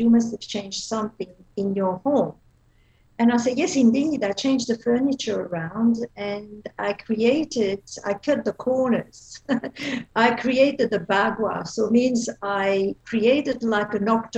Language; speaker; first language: English; non-native, fluent; Dutch